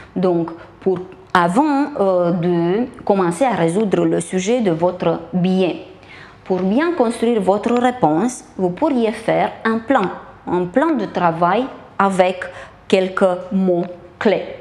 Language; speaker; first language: French; non-native, fluent; Romanian